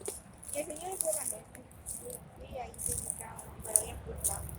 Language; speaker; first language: Spanish; native; Spanish